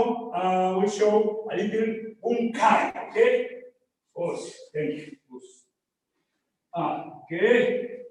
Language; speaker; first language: English; non-native, learner; Spanish